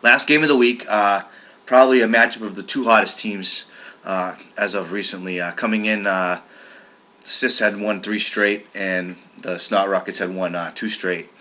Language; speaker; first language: English; native; English